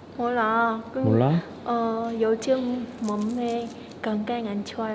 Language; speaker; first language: Korean; non-native, learner; Vietnamese